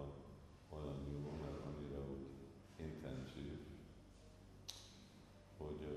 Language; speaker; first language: Hungarian; non-native, fluent; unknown